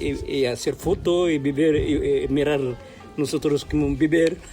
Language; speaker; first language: Spanish; non-native, learner; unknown